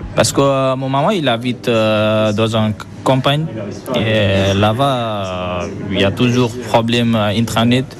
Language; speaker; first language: French; non-native, learner; Bangla